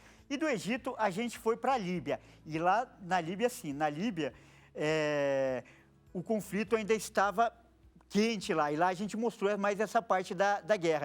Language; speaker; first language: Portuguese; native; Portuguese